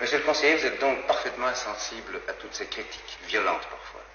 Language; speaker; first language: French; native; French